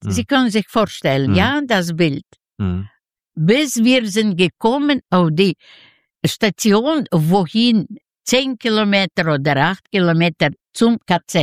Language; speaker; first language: German; non-native, fluent; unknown